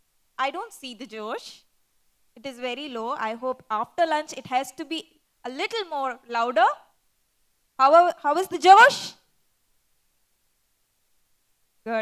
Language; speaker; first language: English; non-native, local second language; Tamil